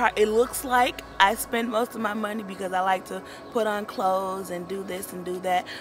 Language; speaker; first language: English; native; English